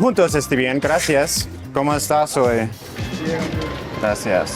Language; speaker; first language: Spanish; non-native, learner; English